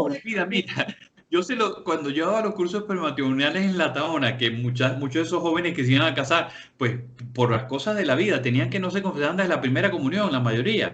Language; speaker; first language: Spanish; native; Spanish